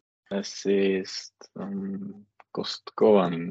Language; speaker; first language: German; non-native, learner; Czech